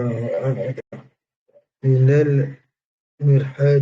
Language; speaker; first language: Arabic; non-native, learner; French